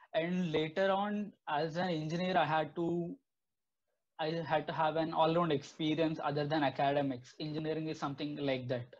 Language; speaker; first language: English; non-native, local second language; Telugu